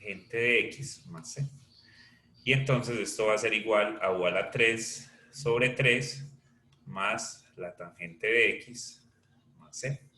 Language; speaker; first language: Spanish; native; Spanish